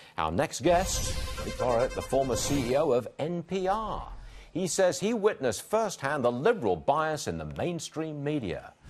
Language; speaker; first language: English; native; English